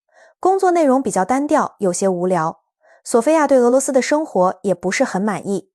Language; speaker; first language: Chinese; native; Chinese